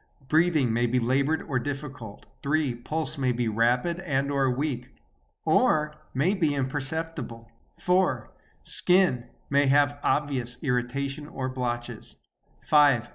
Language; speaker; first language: English; native; English